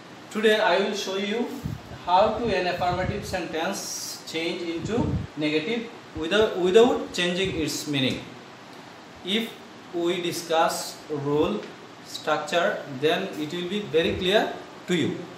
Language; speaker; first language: English; non-native, local second language; Bangla